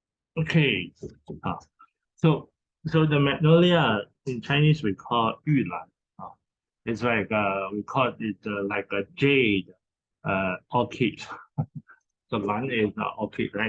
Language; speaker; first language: English; non-native, fluent; Chinese